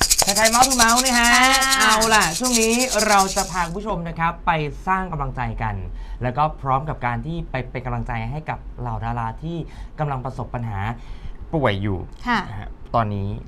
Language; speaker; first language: Thai; native; Thai